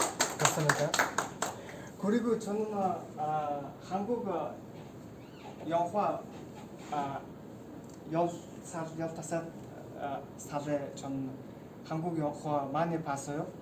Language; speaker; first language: Korean; non-native, learner; Mongolian